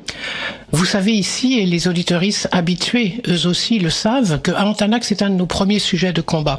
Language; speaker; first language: French; native; French